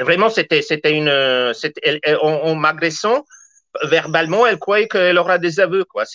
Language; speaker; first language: French; native; French